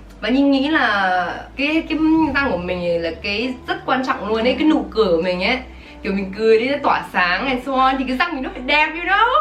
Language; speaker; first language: Vietnamese; early bilingual, heritage; Vietnamese